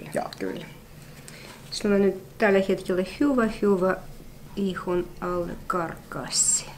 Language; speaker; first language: Finnish; non-native, fluent; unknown